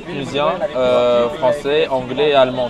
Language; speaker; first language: French; native; French